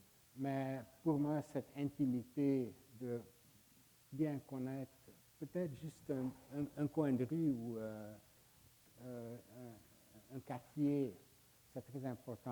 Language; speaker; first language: French; non-native, fluent; Hungarian